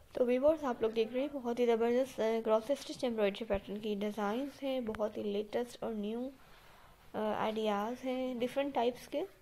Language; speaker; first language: Urdu; native; Urdu